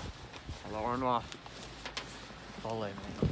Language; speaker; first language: French; non-native, learner; English